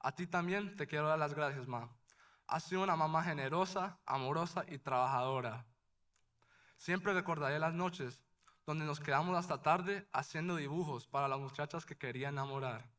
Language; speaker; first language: Spanish; early bilingual, other home language; English